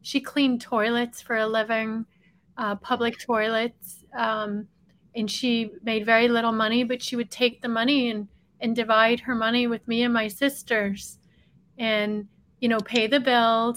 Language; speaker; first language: English; native; English